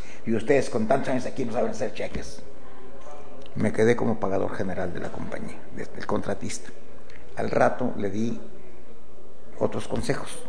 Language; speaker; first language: Spanish; native; Spanish